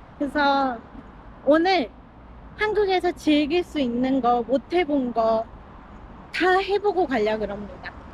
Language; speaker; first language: Korean; non-native, fluent; Urdu